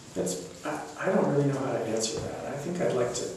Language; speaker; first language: English; native; English